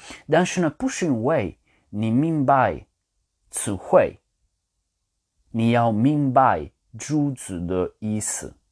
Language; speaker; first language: Chinese; non-native, learner; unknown